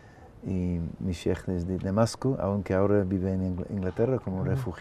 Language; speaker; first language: Spanish; non-native, fluent; English